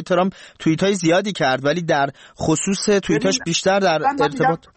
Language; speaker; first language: Persian; native; Persian